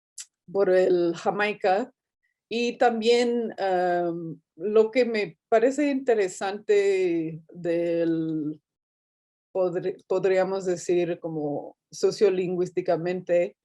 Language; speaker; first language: Spanish; non-native, fluent; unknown